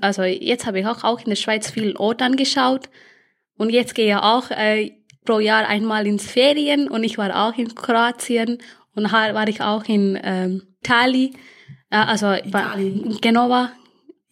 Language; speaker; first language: German; early bilingual, other home language; Tamil